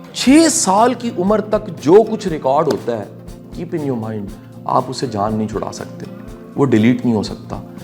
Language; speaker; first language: Urdu; non-native, local second language; Punjabi